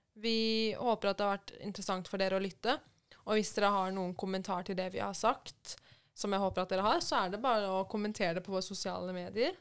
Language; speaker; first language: Norwegian; early bilingual, other home language; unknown